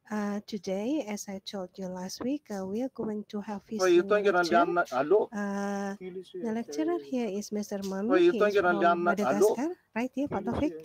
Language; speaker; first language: English; non-native, learner; Indonesian